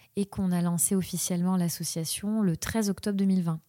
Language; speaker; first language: French; native; French